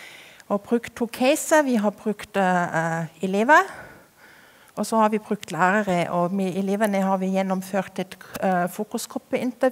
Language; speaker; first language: Norwegian; non-native, fluent; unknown